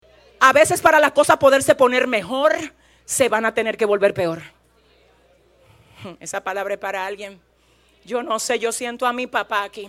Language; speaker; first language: Spanish; native; Spanish